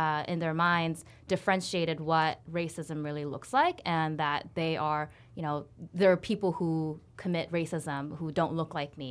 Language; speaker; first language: English; early bilingual, other home language; Korean